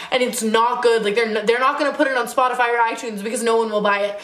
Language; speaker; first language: English; native; English